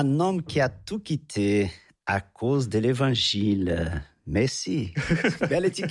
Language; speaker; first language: French; non-native, fluent; Portuguese